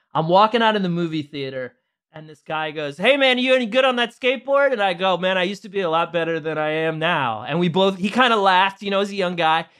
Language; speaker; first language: English; native; English